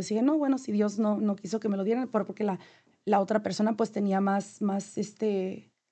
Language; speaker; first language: Spanish; native; Spanish